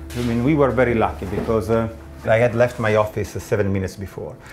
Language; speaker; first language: English; non-native, fluent; Italian